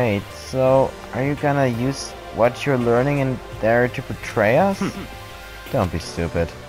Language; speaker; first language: English; non-native, fluent; German